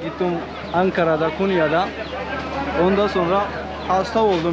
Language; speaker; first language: Turkish; non-native, learner; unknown